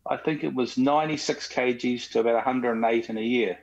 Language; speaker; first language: English; native; English